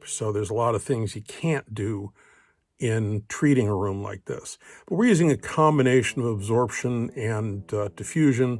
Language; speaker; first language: English; native; English